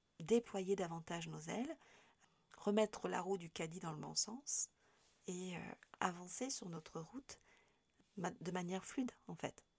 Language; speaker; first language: French; native; French